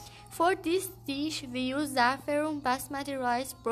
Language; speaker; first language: English; non-native, fluent; Persian